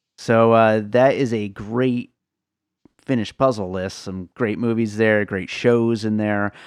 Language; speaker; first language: English; native; English